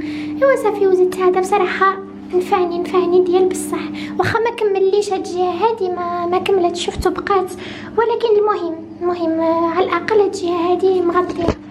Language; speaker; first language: Arabic; native; Arabic